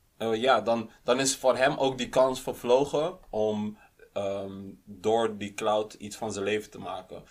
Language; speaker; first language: Dutch; native; Dutch